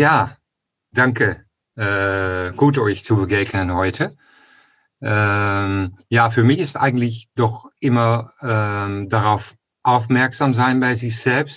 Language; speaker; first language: German; non-native, fluent; Dutch